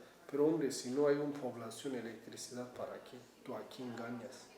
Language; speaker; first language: Spanish; non-native, learner; Kurdish